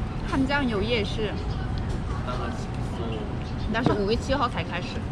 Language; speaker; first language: Chinese; non-native, fluent; Korean